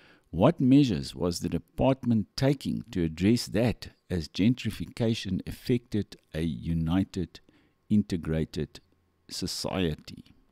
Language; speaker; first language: English; non-native, local second language; Afrikaans